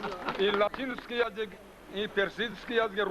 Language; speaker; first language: Russian; non-native, learner; Tajik